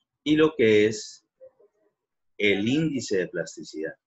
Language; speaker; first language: Spanish; native; Spanish